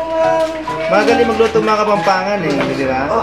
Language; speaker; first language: Filipino; native; Filipino